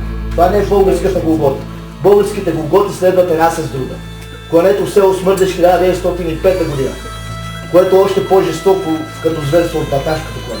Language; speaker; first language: Bulgarian; native; Bulgarian